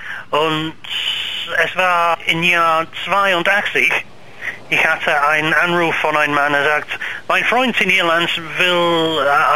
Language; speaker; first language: German; non-native, learner; English